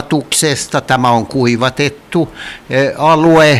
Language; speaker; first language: Finnish; non-native, local second language; Swedish